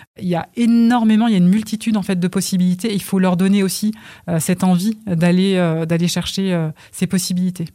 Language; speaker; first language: French; early bilingual, other home language; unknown